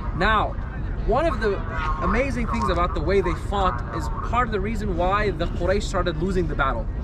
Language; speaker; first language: English; native; English